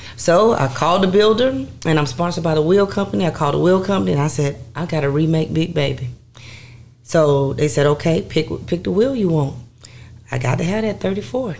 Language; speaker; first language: English; native; English